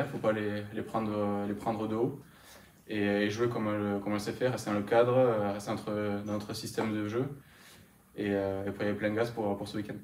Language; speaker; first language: French; native; French